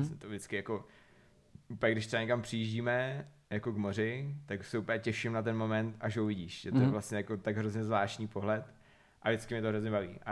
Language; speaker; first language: Czech; native; Czech